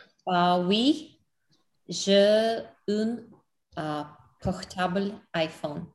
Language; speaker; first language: French; non-native, learner; English